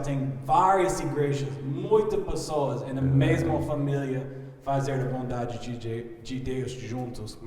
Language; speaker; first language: Portuguese; non-native, learner; English